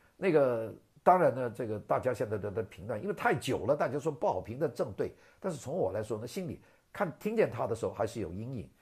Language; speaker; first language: Chinese; non-native, local second language; Cantonese